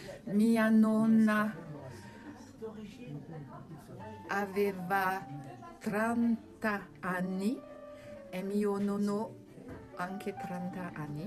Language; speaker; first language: Italian; non-native, learner; French